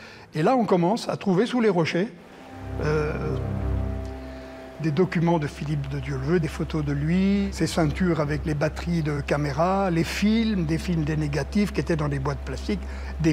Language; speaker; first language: French; native; French